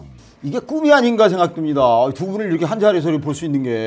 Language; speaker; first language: Korean; native; Korean